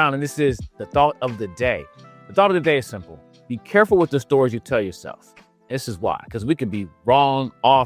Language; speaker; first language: English; native; English